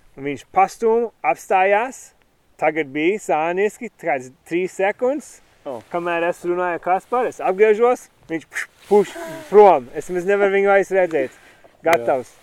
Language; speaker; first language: Latvian; early bilingual, heritage; Latvian